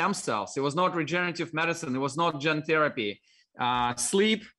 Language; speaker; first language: English; non-native, fluent; Russian